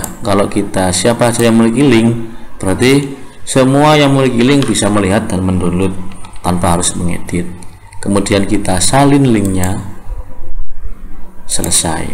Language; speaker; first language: Indonesian; native; Indonesian